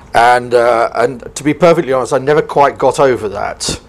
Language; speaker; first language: English; native; English